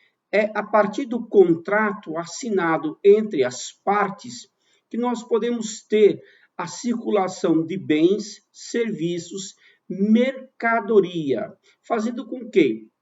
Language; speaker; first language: Portuguese; native; Portuguese